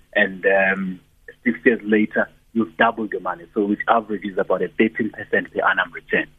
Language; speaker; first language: English; non-native, local second language; Zulu